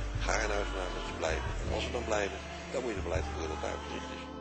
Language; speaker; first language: Dutch; native; Dutch